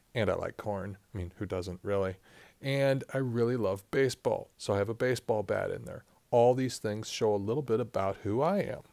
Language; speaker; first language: English; native; English